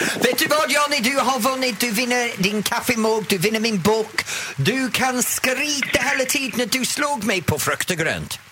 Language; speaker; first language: Swedish; non-native, fluent; English